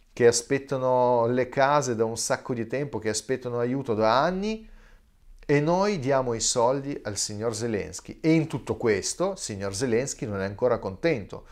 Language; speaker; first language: Italian; native; Italian